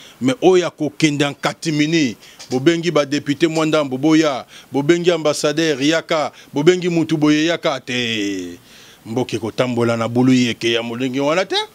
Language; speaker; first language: Lingala; native; Lingala